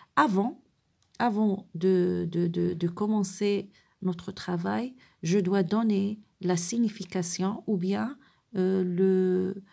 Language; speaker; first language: French; non-native, local second language; Arabic